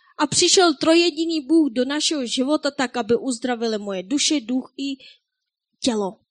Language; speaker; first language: Czech; non-native, fluent; Korean